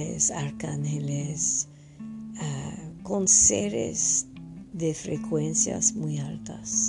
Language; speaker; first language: Spanish; non-native, fluent; French